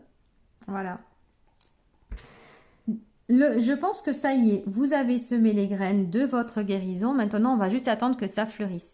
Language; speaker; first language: French; native; French